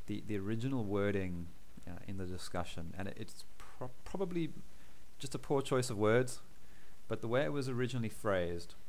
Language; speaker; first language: English; native; English